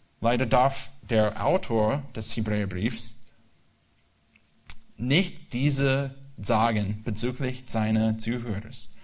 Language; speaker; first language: German; non-native, learner; English